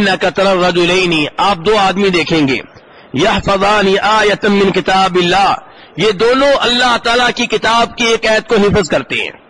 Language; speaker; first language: Urdu; native; Urdu